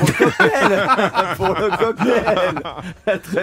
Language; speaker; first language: French; native; French